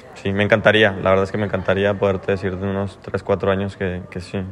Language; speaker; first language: Spanish; native; Spanish